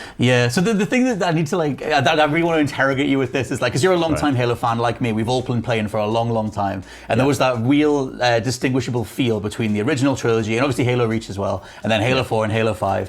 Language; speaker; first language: English; native; English